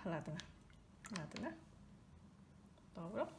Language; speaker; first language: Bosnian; non-native, learner; Korean